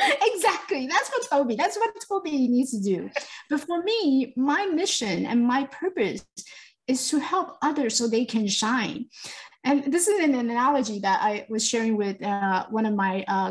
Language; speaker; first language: English; non-native, fluent; Chinese